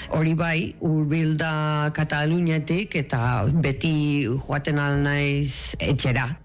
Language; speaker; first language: Basque; non-native, local second language; Spanish